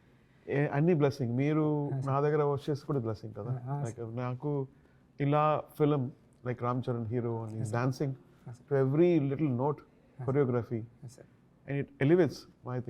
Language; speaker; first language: Telugu; non-native, local second language; Tamil